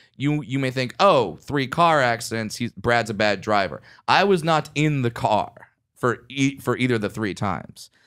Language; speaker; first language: English; native; English